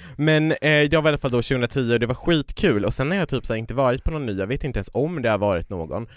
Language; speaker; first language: Swedish; native; Swedish